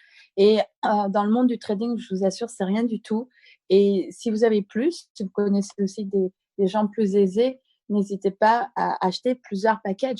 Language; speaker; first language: French; native; French